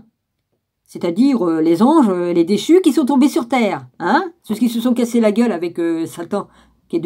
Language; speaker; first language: French; native; French